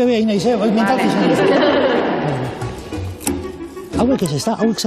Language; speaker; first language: Basque; native; Basque